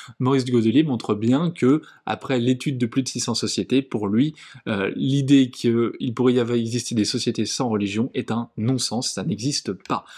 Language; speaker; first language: French; native; French